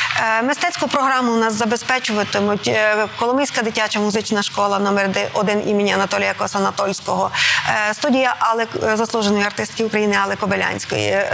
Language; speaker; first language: Ukrainian; native; Ukrainian